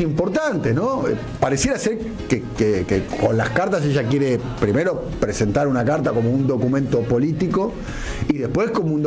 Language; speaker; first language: Spanish; native; Spanish